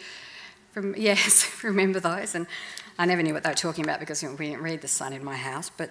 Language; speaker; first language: English; native; English